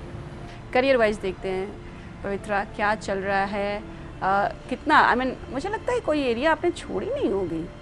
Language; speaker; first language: Hindi; native; Hindi